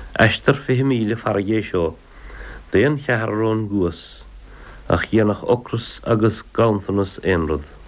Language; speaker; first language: Irish; native; Irish